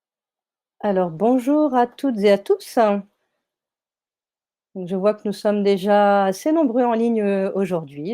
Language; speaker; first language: French; native; French